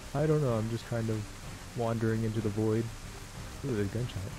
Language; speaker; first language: English; native; English